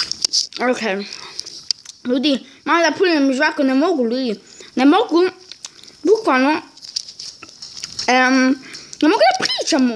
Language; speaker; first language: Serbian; early bilingual, heritage; Serbian